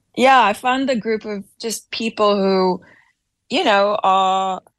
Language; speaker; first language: English; native; English